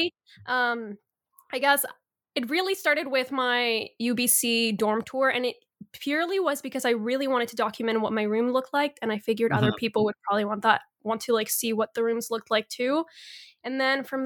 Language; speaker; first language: English; early bilingual, other home language; Spanish